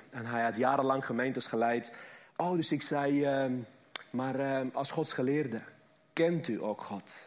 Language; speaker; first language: Dutch; early bilingual, other home language; Armenian